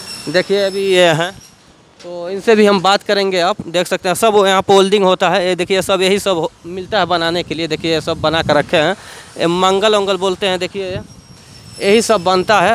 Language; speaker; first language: Hindi; native; Hindi